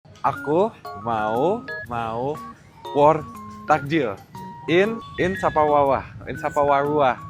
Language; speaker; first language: Indonesian; non-native, learner; Czech